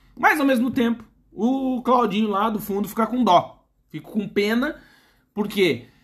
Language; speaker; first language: Portuguese; native; Portuguese